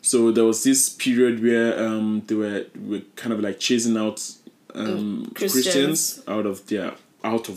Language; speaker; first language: English; non-native, local second language; Yoruba